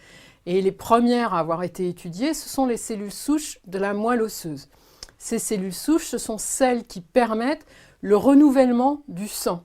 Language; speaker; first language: French; native; French